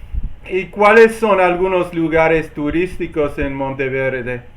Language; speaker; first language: Spanish; non-native, learner; English